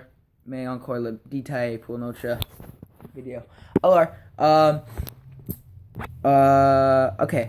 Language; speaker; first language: French; non-native, learner; English